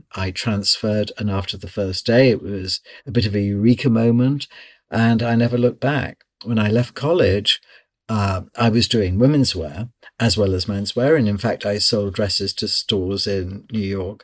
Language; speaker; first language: English; native; English